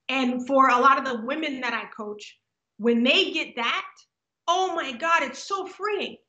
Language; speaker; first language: English; native; English